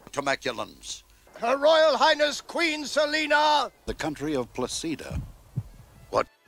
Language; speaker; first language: English; native; English